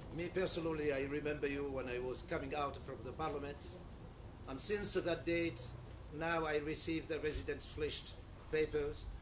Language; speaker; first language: English; non-native, learner; Arabic